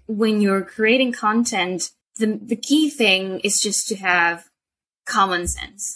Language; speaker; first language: English; non-native, fluent; Spanish